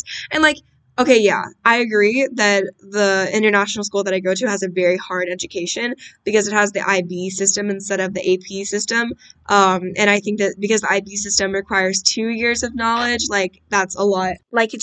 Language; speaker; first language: English; native; English